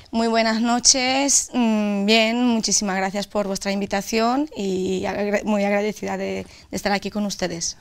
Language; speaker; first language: Spanish; non-native, fluent; Romanian